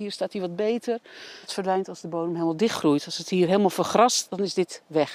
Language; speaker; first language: Dutch; native; Dutch